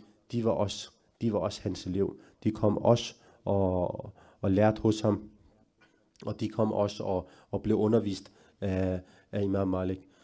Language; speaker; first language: Danish; early bilingual, other home language; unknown